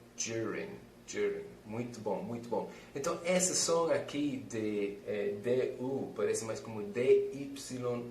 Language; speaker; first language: Portuguese; non-native, fluent; English